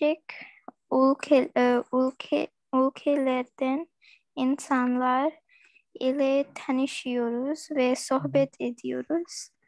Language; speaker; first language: Turkish; non-native, learner; Urdu